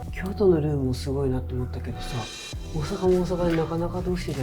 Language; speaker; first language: Japanese; native; Japanese